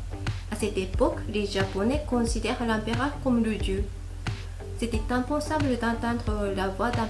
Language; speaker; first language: French; non-native, fluent; Japanese